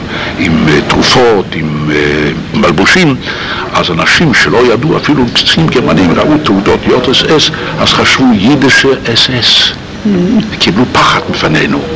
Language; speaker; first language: Hebrew; non-native, fluent; Polish